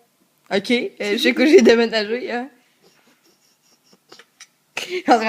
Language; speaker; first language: French; native; French